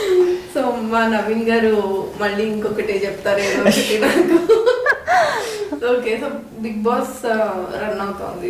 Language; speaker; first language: Telugu; native; Telugu